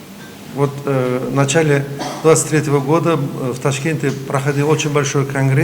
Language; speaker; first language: Russian; non-native, local second language; Uzbek